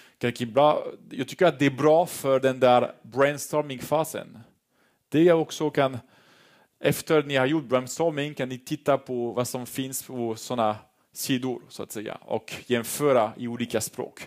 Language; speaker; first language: Swedish; non-native, fluent; French